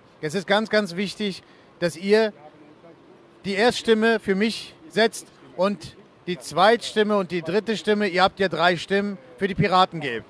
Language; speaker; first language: German; early bilingual, other home language; Turkish